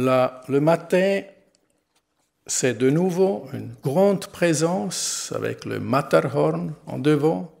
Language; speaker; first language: French; non-native, learner; German